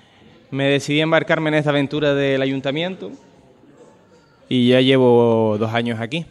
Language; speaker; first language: Spanish; native; Spanish